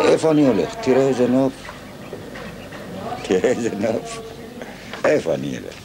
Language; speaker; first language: Hebrew; non-native, fluent; Ladino